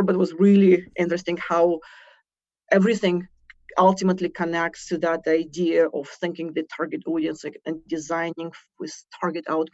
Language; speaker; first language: English; non-native, fluent; Russian